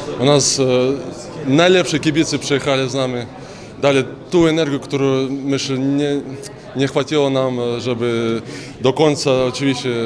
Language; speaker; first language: Polish; non-native, learner; Ukrainian